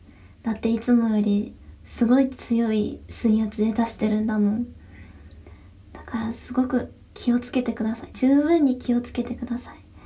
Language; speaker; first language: Japanese; native; Japanese